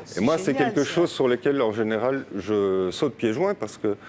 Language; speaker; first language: French; native; French